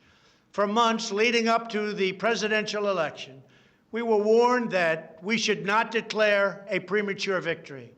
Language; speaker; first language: English; native; English